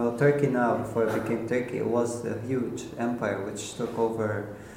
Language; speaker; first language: English; non-native, fluent; Arabic